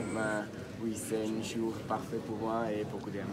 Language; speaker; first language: French; non-native, learner; German